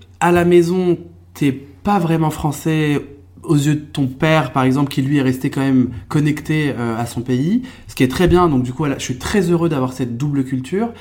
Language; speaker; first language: French; native; French